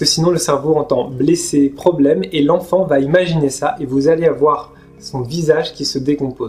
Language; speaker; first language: French; native; French